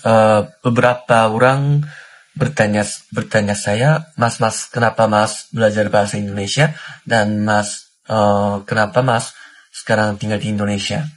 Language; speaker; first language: Indonesian; non-native, learner; Korean